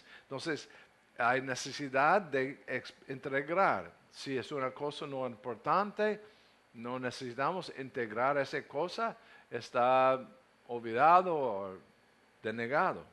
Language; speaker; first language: Spanish; non-native, learner; English